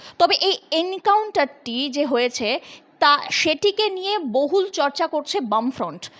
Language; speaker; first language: Bangla; native; Bangla